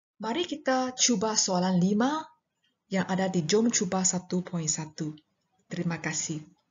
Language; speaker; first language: Malay; non-native, local second language; Chinese